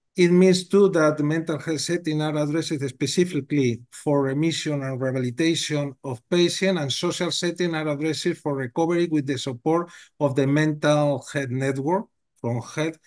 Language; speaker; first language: English; non-native, learner; Spanish